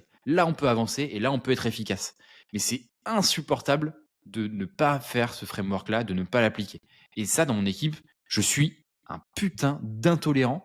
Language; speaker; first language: French; native; French